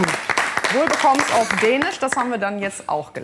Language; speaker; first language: German; native; German